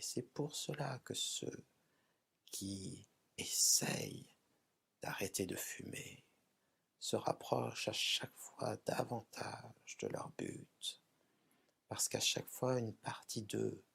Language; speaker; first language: French; native; French